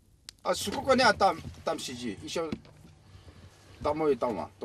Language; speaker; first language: Russian; non-native, learner; Korean